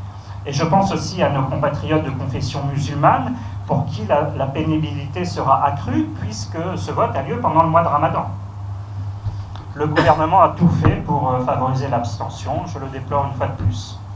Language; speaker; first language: French; native; French